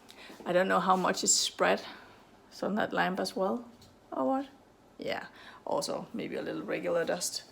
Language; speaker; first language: English; non-native, fluent; Danish